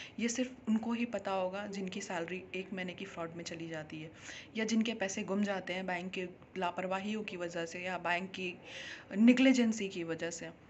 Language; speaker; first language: Hindi; native; Hindi